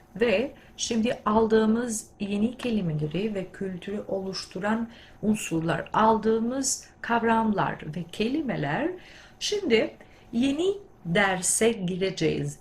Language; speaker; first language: Turkish; non-native, fluent; Albanian